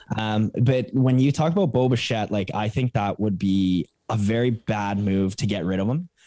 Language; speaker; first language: English; native; English